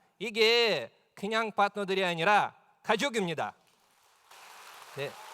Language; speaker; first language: Korean; non-native, learner; Russian